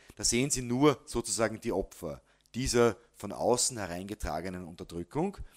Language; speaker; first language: German; native; German